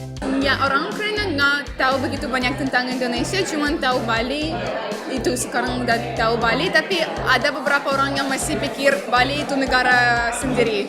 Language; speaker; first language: Indonesian; non-native, fluent; Russian